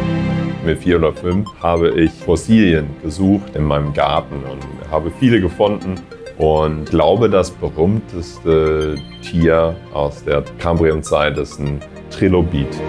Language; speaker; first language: German; non-native, fluent; English